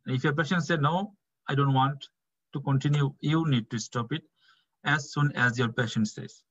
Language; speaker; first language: English; non-native, local second language; Bangla